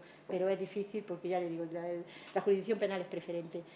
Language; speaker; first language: Spanish; native; Spanish